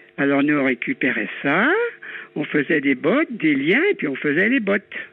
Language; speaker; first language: French; native; French